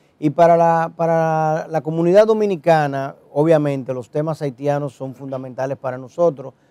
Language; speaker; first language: Spanish; native; Spanish